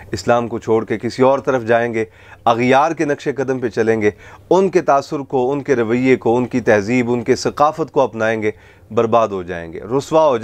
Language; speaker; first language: Urdu; native; Urdu